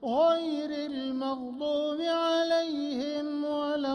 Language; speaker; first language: Arabic; native; Arabic